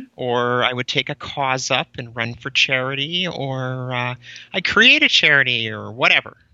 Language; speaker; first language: English; native; English